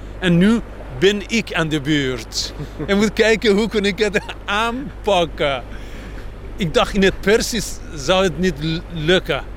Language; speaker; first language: Dutch; non-native, fluent; Persian